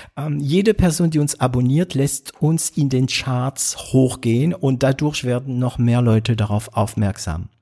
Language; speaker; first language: German; non-native, fluent; French